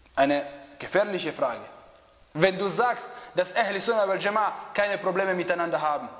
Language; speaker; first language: German; non-native, fluent; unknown